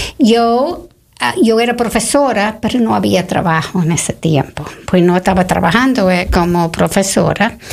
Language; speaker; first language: Spanish; non-native, fluent; English